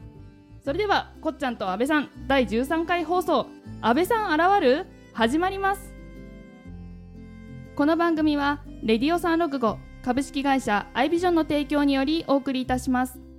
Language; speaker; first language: Japanese; native; Japanese